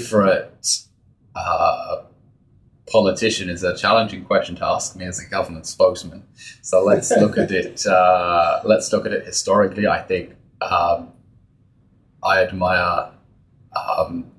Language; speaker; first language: English; native; English